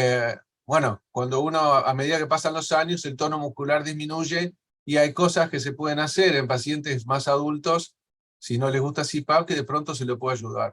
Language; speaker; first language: Spanish; native; Spanish